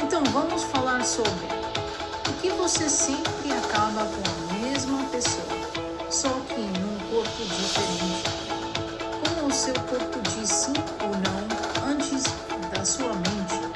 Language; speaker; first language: Portuguese; non-native, fluent; Spanish